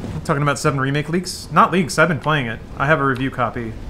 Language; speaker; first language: English; native; English